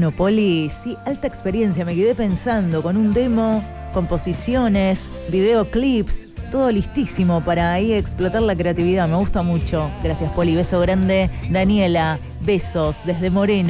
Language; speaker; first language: Spanish; native; Spanish